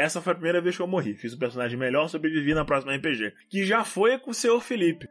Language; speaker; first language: Portuguese; native; Portuguese